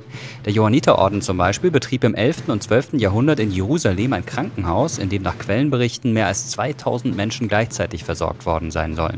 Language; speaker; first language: German; native; German